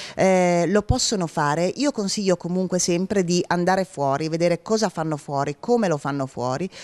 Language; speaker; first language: Italian; native; Italian